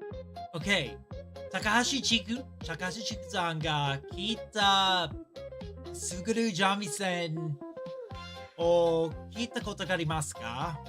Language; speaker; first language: Japanese; non-native, learner; English